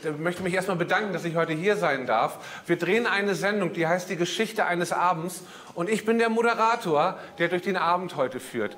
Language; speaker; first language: German; native; German